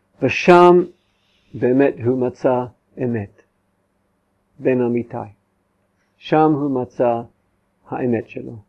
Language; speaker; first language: Hebrew; non-native, fluent; English